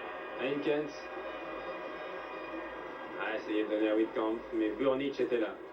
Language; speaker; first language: French; native; French